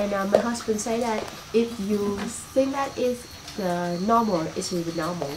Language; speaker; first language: English; non-native, learner; Vietnamese